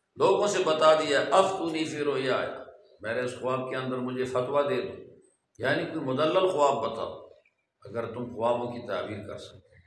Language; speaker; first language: Urdu; non-native, local second language; Pashto